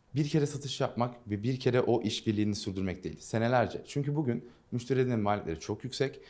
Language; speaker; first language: Turkish; non-native, local second language; Dutch